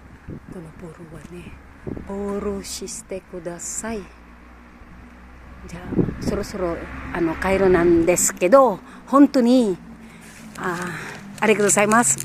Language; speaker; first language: Japanese; non-native, fluent; Filipino